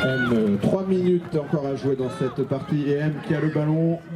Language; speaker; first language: French; native; French